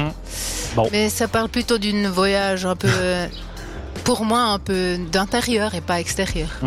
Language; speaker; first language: French; non-native, local second language; Swiss German